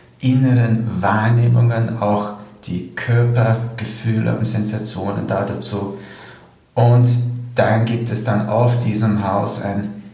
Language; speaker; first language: German; non-native, fluent; English